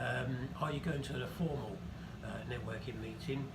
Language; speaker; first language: English; native; English